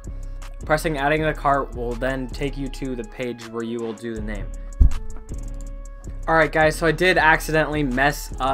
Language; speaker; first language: English; native; English